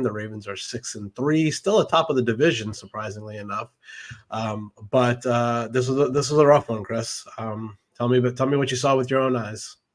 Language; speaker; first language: English; native; English